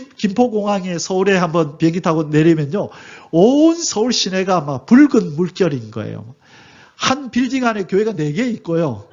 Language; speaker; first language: Korean; native; Korean